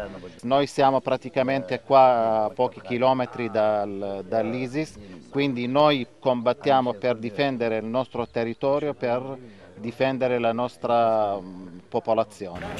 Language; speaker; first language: Italian; non-native, fluent; Kurdish